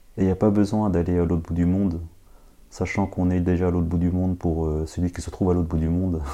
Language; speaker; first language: French; early bilingual, other home language; Khmer